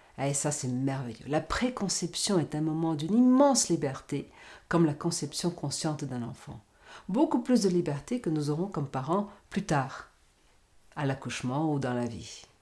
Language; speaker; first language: French; non-native, fluent; Portuguese